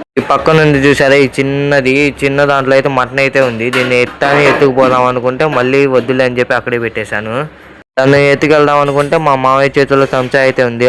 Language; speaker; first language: Telugu; non-native, local second language; Urdu